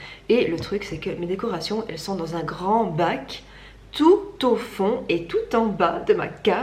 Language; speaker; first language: French; native; French